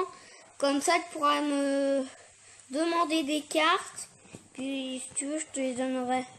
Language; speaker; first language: French; native; French